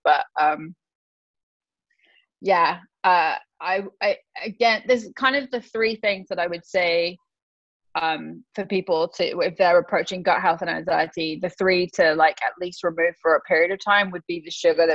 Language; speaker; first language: English; native; English